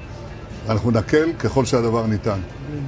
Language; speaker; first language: Hebrew; native; Hebrew